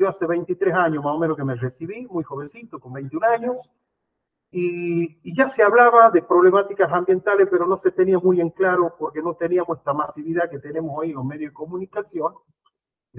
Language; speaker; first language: Spanish; native; Spanish